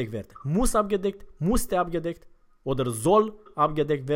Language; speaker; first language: German; non-native, fluent; Romanian